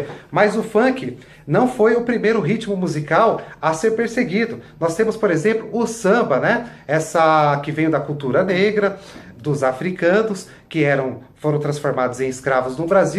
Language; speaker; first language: Portuguese; native; Portuguese